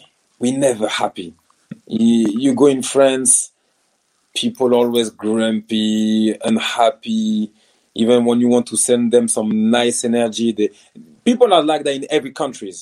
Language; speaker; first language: English; non-native, fluent; French